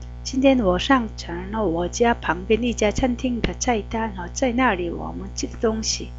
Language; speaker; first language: Chinese; non-native, fluent; Korean